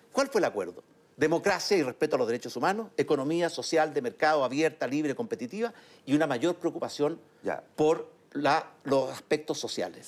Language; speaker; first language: Spanish; native; Spanish